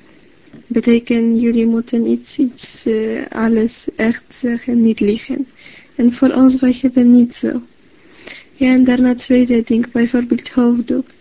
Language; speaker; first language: Dutch; non-native, learner; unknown